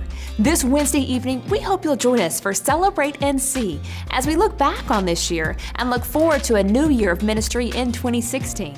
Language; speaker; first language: English; native; English